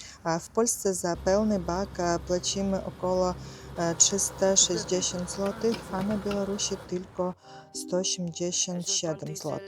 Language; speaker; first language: Polish; non-native, learner; Russian